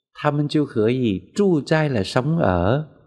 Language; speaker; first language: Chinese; non-native, fluent; Vietnamese